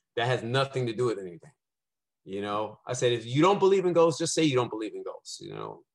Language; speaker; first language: English; native; English